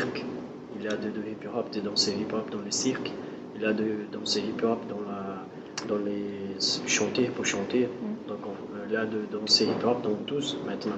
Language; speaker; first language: French; non-native, learner; Portuguese